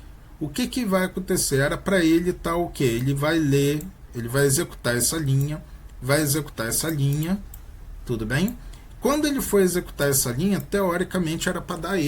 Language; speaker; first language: Portuguese; native; Portuguese